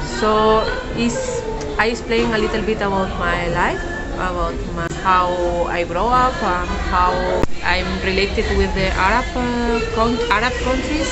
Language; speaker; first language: English; non-native, fluent; Spanish